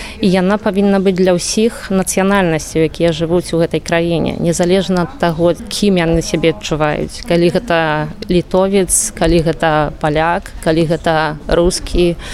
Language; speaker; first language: Belarusian; non-native, fluent; Polish